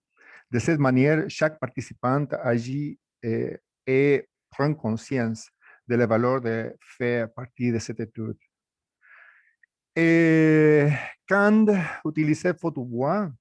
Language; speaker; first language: French; non-native, fluent; Spanish